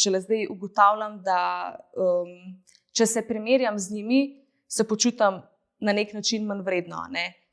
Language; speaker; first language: Slovenian; early bilingual, other home language; Bosnian